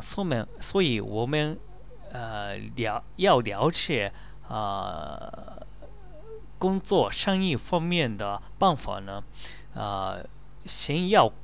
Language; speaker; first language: Chinese; non-native, learner; Japanese